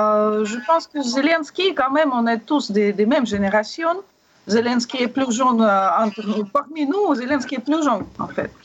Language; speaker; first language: French; non-native, learner; Russian